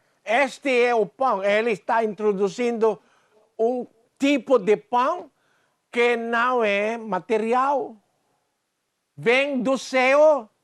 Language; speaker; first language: Portuguese; non-native, learner; Filipino